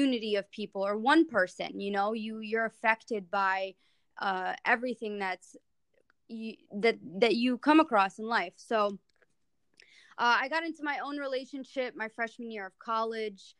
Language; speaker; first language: English; early bilingual, other home language; Arabic